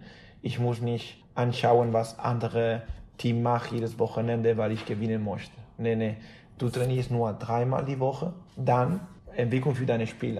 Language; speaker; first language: German; non-native, fluent; Spanish